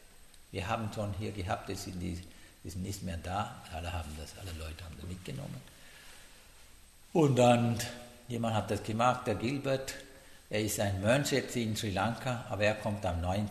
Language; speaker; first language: German; non-native, learner; Sinhala